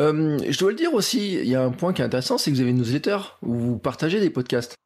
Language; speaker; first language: French; native; French